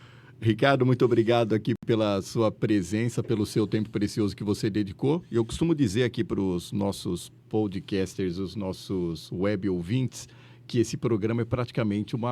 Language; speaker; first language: Portuguese; native; Portuguese